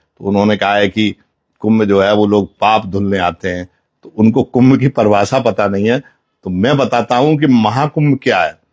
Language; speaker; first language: Hindi; native; Hindi